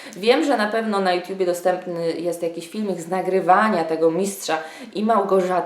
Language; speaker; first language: Polish; native; Polish